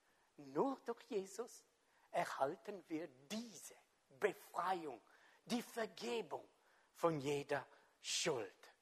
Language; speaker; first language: German; non-native, fluent; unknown